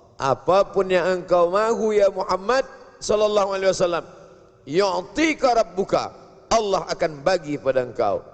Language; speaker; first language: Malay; native; Malay